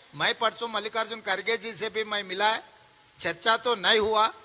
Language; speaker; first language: Hindi; non-native, local second language; Telugu